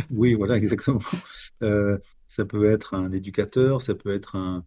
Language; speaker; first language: French; native; French